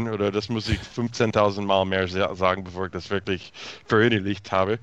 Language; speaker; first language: German; non-native, fluent; English